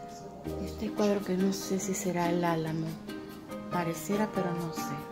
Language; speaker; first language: Spanish; native; Spanish